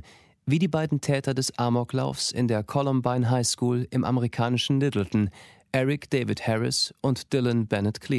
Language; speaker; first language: German; native; German